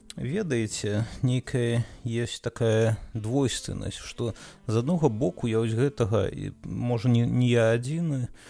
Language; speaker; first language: Belarusian; non-native, local second language; Russian